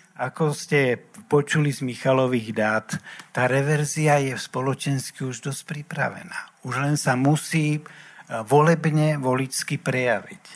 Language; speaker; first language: Slovak; native; Slovak